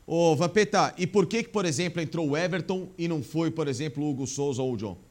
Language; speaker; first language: Portuguese; native; Portuguese